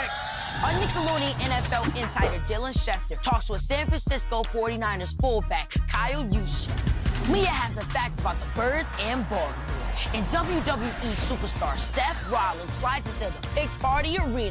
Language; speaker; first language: English; native; English